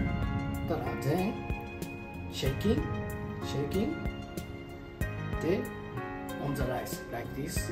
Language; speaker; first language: English; non-native, learner; Japanese